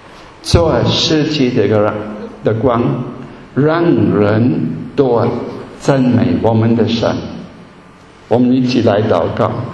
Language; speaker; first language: Chinese; non-native, fluent; German